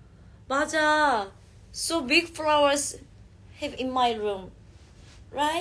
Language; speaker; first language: English; non-native, learner; Korean